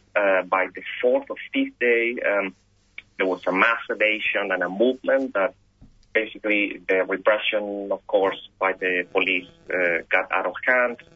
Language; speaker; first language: English; non-native, fluent; Spanish